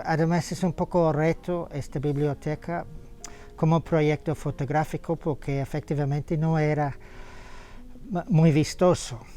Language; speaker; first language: Spanish; non-native, fluent; English